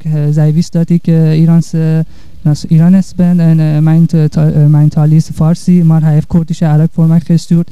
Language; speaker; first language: Dutch; non-native, learner; Persian